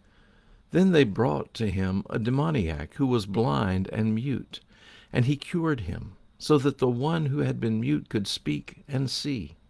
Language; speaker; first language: English; native; English